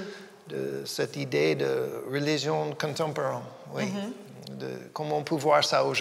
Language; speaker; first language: French; non-native, fluent; English